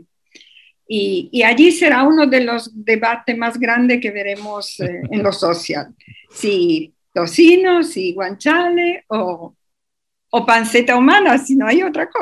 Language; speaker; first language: Spanish; non-native, fluent; Italian